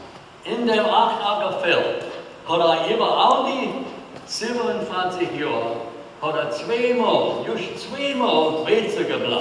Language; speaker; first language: German; early bilingual, heritage; English